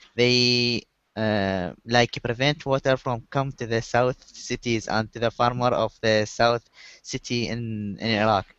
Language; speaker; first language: English; non-native, learner; Arabic